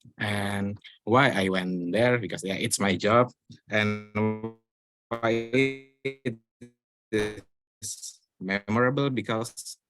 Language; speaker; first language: English; non-native, learner; Indonesian